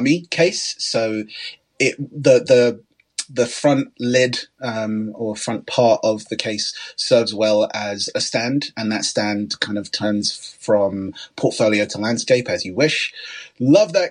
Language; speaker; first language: English; native; English